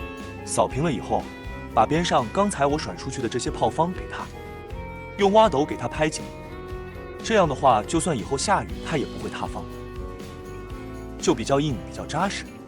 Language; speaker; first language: Chinese; native; Chinese